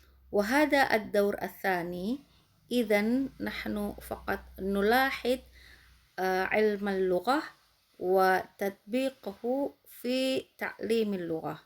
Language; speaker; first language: Arabic; non-native, fluent; Indonesian